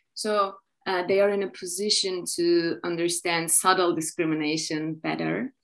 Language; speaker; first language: English; non-native, fluent; Turkish